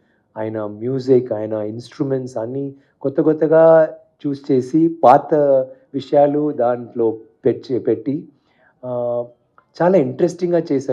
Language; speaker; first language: Telugu; non-native, fluent; Tamil